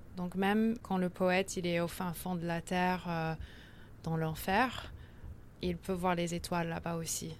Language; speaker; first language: French; early bilingual, heritage; French